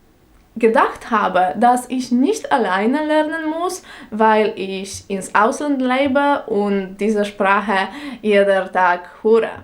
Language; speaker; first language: German; non-native, fluent; Polish